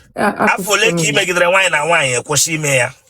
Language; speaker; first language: Igbo; native; Igbo